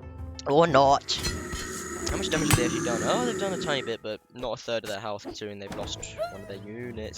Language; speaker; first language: English; native; English